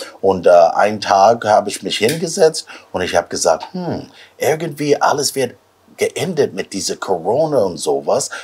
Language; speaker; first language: German; non-native, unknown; English